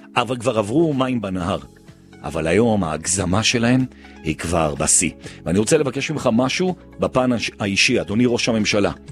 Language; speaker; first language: Hebrew; native; Hebrew